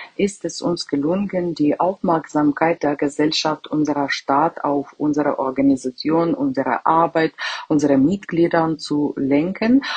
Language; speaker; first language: German; non-native, fluent; Ukrainian